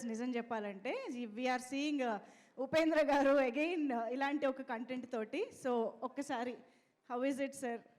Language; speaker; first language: Telugu; native; Telugu